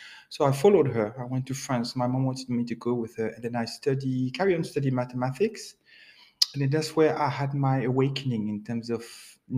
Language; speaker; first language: English; non-native, fluent; French